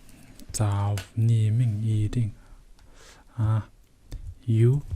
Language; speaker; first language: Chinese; non-native, learner; Mongolian